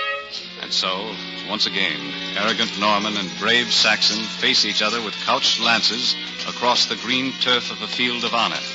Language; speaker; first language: English; native; English